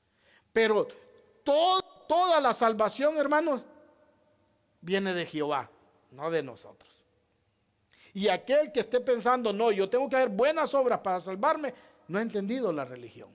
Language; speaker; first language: Spanish; native; Spanish